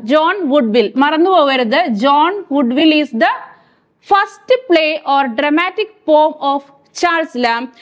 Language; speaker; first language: English; non-native, local second language; Malayalam